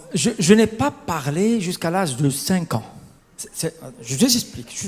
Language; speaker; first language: French; non-native, local second language; Arabic